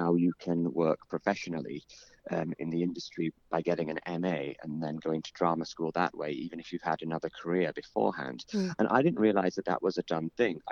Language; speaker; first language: English; native; English